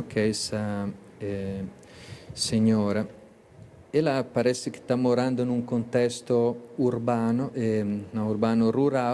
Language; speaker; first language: Portuguese; non-native, fluent; Italian